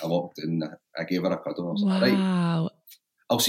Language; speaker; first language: English; native; English